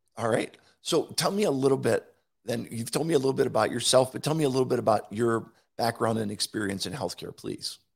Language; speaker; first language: English; native; English